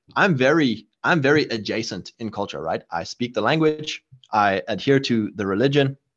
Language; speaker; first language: English; native; English